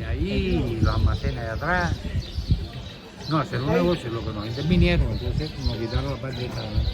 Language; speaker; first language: Spanish; native; Spanish